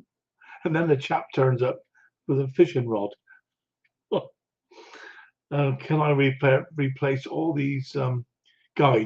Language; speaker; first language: English; native; English